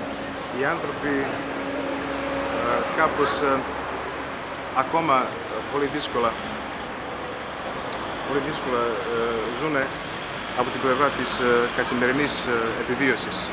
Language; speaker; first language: Greek; non-native, fluent; Serbian